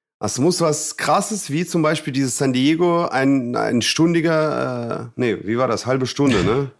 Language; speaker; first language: German; non-native, fluent; Russian